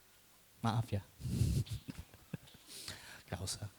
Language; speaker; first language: Indonesian; non-native, fluent; English